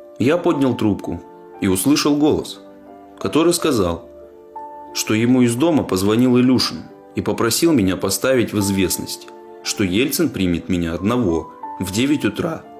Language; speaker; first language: Russian; non-native, local second language; Ingush